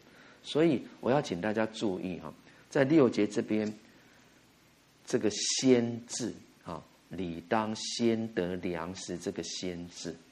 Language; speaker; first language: Chinese; native; Chinese